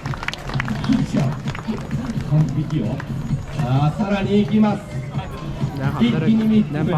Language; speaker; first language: Japanese; native; Japanese